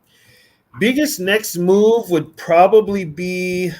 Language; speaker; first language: English; native; English